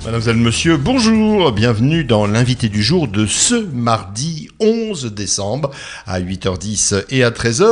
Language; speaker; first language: French; native; French